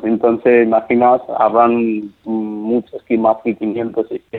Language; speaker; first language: Spanish; non-native, learner; Nepali